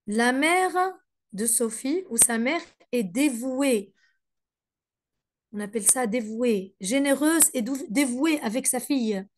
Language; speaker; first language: French; non-native, fluent; Arabic